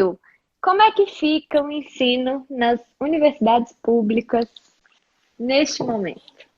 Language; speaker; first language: Portuguese; native; Portuguese